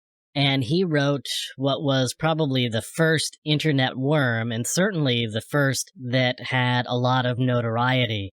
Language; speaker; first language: English; native; English